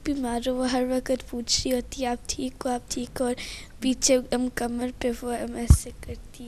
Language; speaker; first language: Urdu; early bilingual, heritage; Urdu